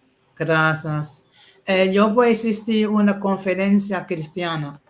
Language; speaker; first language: Spanish; non-native, learner; English